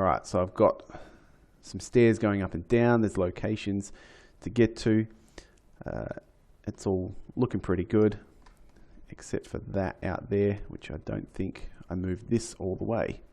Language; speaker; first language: English; native; English